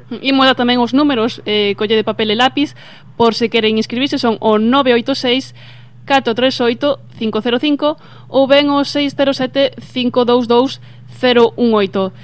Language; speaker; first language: Galician; native; Galician